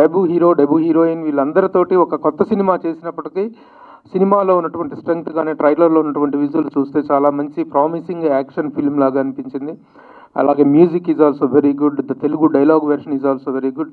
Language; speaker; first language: Telugu; native; Telugu